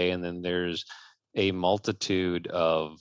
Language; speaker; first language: English; native; English